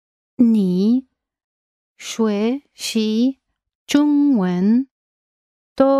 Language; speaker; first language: Chinese; non-native, learner; English